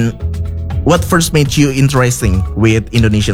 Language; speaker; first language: English; non-native, fluent; Indonesian